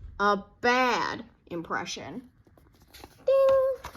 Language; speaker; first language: English; native; English